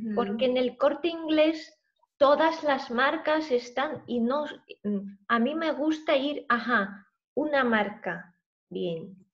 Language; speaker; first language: Spanish; non-native, fluent; Russian